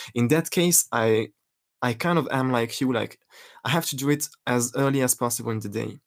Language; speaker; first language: English; non-native, fluent; French